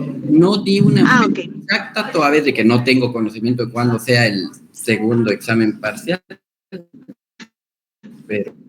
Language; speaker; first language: Spanish; native; Spanish